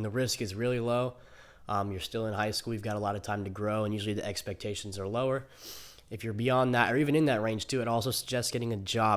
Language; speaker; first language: English; native; English